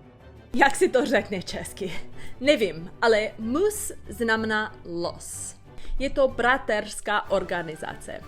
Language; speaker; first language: Czech; non-native, learner; English